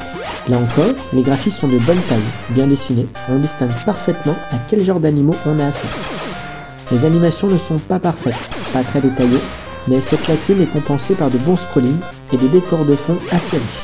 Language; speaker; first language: French; native; French